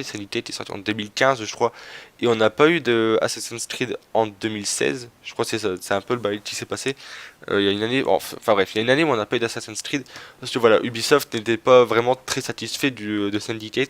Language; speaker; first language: French; native; French